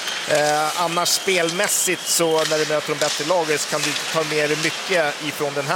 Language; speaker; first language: Swedish; native; Swedish